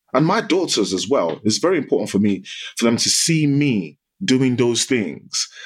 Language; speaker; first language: English; non-native, local second language; Yoruba